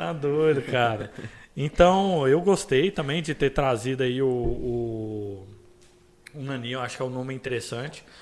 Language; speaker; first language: Portuguese; native; Portuguese